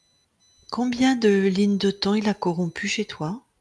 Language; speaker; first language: French; native; French